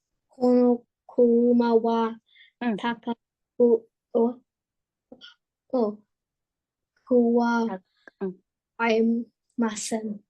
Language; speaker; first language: Japanese; non-native, learner; English